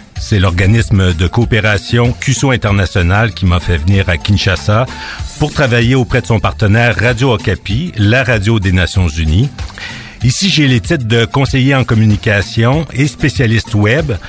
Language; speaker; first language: French; native; French